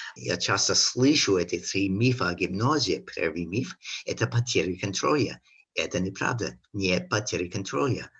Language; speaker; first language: Russian; non-native, learner; English